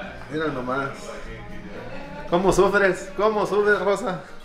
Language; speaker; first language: Spanish; early bilingual, heritage; Spanish